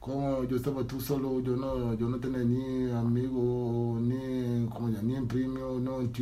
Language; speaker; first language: Spanish; non-native, learner; Wolof